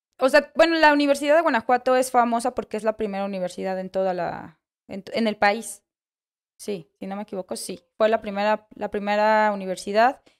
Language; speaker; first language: Spanish; native; Spanish